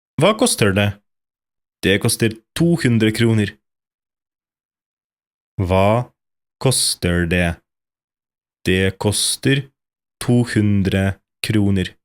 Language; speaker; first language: Norwegian; non-native, fluent; Polish